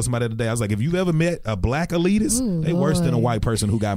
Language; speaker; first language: English; native; English